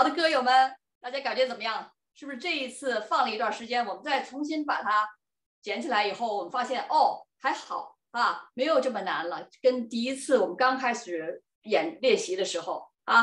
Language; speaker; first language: Chinese; native; Chinese